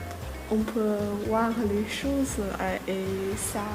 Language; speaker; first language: French; non-native, learner; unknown